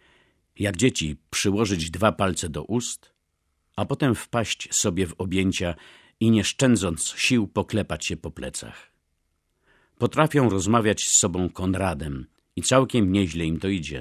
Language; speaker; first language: Polish; native; Polish